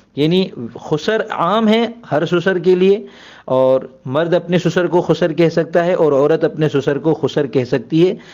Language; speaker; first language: Urdu; native; Urdu